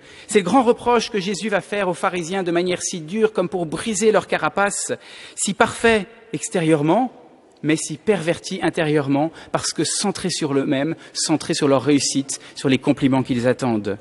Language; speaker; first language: French; native; French